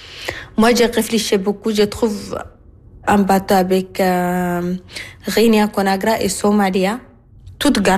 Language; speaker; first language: French; non-native, learner; Arabic